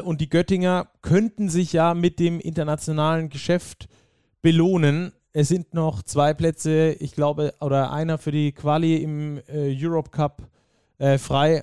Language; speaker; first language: German; native; German